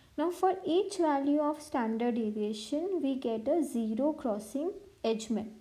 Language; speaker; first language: English; non-native, local second language; Hindi